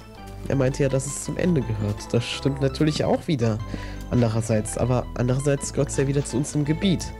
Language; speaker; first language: German; native; German